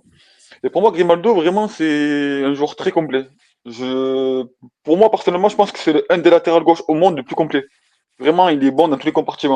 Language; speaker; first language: French; native; French